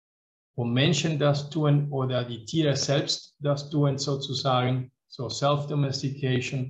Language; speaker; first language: German; non-native, fluent; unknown